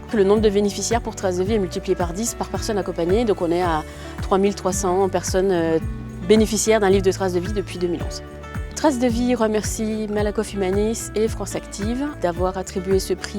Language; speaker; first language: French; native; French